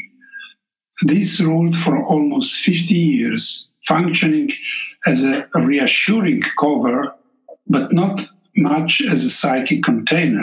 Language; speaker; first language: English; non-native, fluent; Slovenian